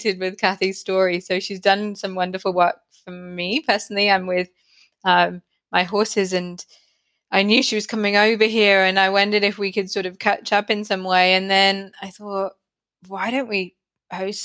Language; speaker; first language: English; native; English